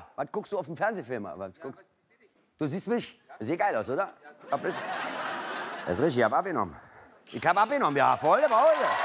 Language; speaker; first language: German; native; German